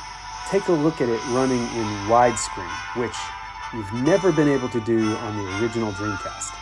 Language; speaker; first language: English; native; English